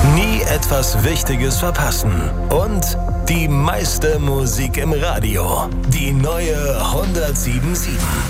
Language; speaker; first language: German; native; German